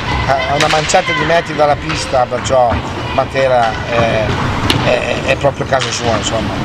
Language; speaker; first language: Italian; native; Italian